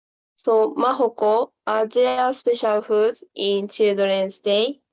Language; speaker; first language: English; non-native, learner; Japanese